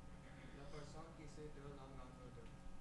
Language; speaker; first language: French; non-native, learner; English